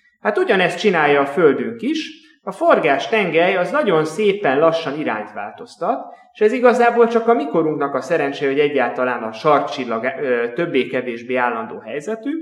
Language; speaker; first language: Hungarian; native; Hungarian